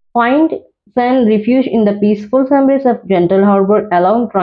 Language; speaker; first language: English; non-native, local second language; Telugu